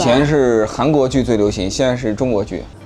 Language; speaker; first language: Chinese; native; Chinese